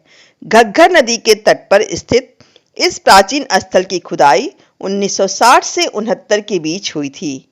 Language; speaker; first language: Hindi; native; Hindi